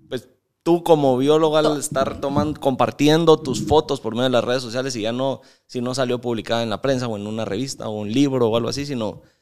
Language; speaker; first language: Spanish; native; Spanish